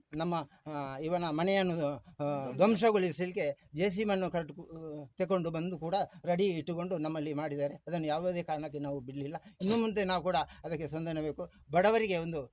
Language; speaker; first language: Kannada; non-native, local second language; Tulu